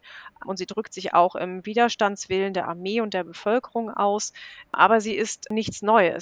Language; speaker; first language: German; native; German